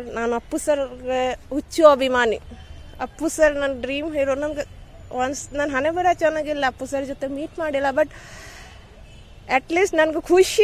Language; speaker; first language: Kannada; non-native, local second language; Bangla